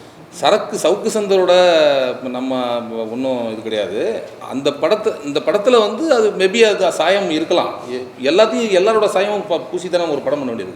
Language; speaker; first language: Tamil; native; Tamil